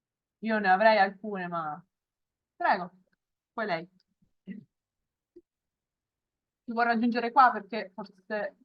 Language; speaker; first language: Italian; native; Italian